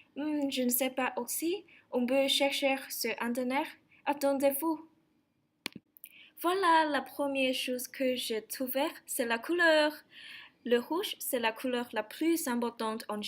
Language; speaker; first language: French; non-native, learner; Chinese